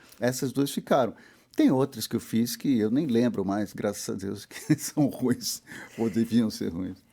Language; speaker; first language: Portuguese; early bilingual, heritage; Portuguese